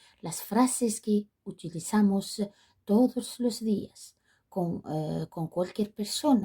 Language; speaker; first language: Spanish; non-native, fluent; Arabic